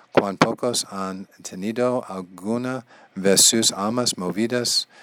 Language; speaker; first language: Spanish; non-native, learner; English